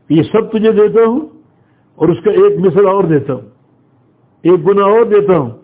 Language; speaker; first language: Urdu; native; Urdu